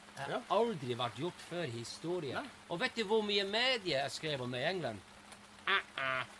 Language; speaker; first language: Norwegian; non-native, fluent; English